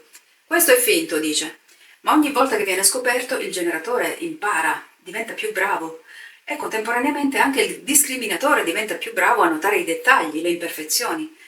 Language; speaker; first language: Italian; native; Italian